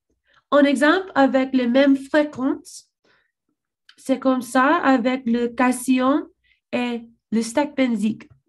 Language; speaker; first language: French; non-native, learner; English